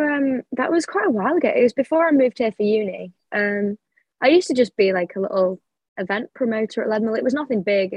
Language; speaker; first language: English; native; English